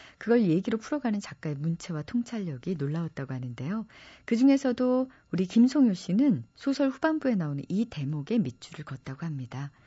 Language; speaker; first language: Korean; native; Korean